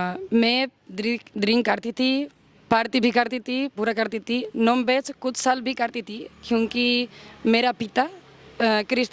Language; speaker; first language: Hindi; non-native, learner; Spanish